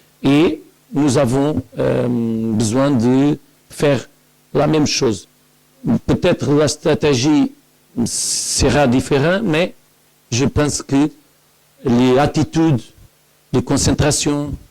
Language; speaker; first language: French; non-native, learner; Portuguese